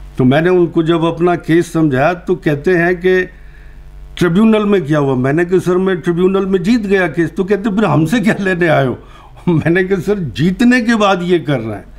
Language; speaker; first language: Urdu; native; Urdu